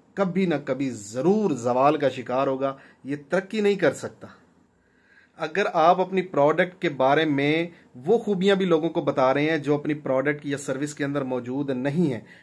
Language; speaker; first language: Urdu; non-native, local second language; Punjabi